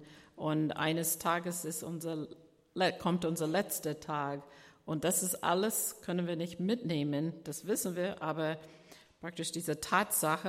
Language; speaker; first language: German; non-native, fluent; English